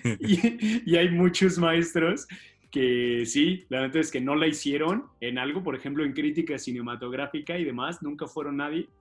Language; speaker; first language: Spanish; native; Spanish